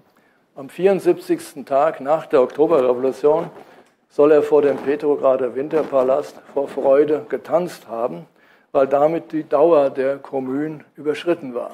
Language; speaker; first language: German; native; German